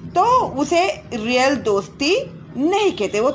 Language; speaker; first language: Hindi; non-native, local second language; Marathi